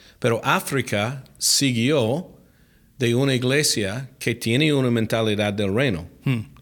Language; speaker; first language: Spanish; non-native, fluent; English